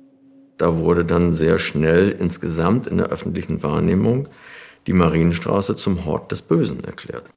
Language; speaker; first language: German; native; German